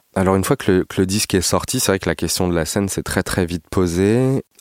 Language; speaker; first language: French; native; French